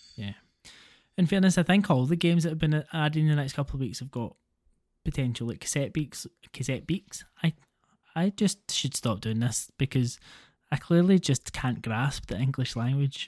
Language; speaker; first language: English; native; English